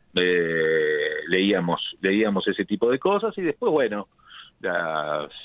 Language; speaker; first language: Spanish; native; Spanish